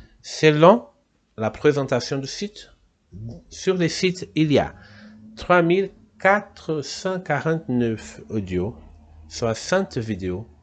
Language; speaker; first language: French; non-native, fluent; Portuguese